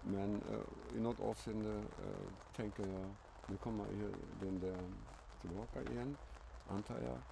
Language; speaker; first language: Swedish; non-native, fluent; German